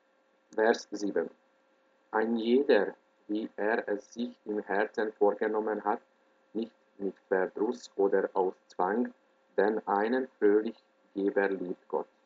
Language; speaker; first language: German; non-native, fluent; Hungarian